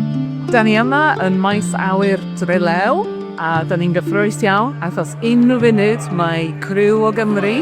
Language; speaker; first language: Welsh; native; Welsh